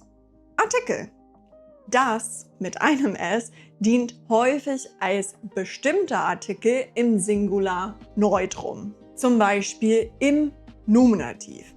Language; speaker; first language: German; non-native, fluent; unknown